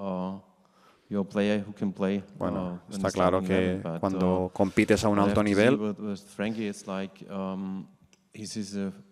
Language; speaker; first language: Spanish; non-native, learner; German